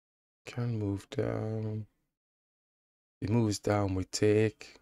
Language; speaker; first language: English; native; English